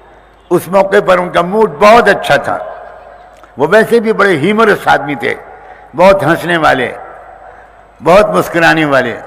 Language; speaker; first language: Urdu; native; Urdu